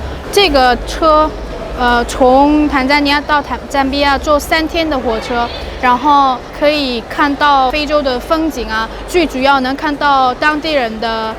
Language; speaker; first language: Chinese; non-native, fluent; Korean